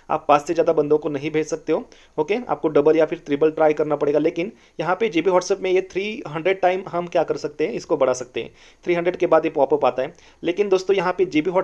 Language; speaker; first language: Hindi; non-native, local second language; Marathi